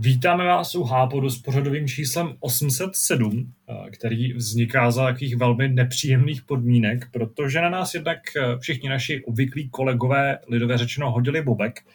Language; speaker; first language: Czech; native; Czech